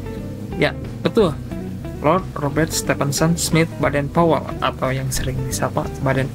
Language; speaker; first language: Indonesian; native; Indonesian